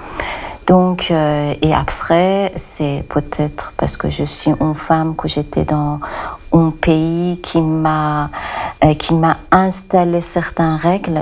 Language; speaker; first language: French; non-native, learner; Persian